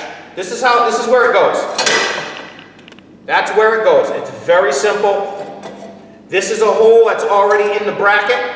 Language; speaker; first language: English; native; English